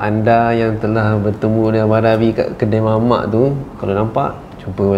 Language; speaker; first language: Malay; native; Malay